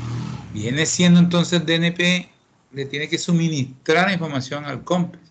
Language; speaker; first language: Spanish; native; Spanish